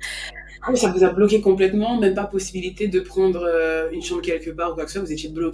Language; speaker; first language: French; native; French